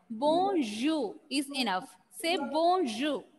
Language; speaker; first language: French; non-native, fluent; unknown